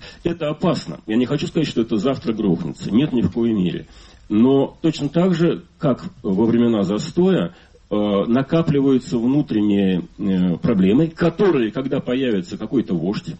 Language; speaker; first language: Russian; native; Russian